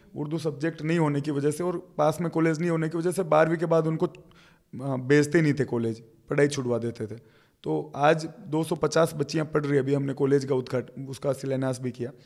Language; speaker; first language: Hindi; native; Hindi